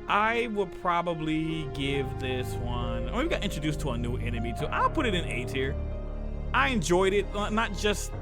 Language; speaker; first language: English; native; English